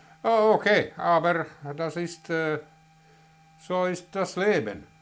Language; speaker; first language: German; non-native, learner; Finnish